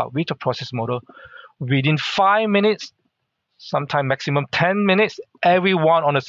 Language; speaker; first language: English; non-native, local second language; Hakka Chinese